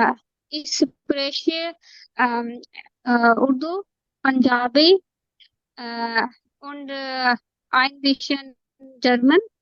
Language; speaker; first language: German; non-native, learner; Urdu